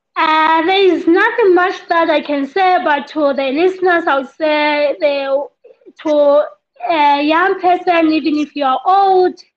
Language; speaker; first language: English; non-native, local second language; Southern Sotho